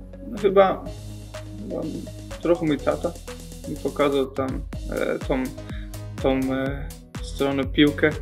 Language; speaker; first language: Polish; early bilingual, heritage; German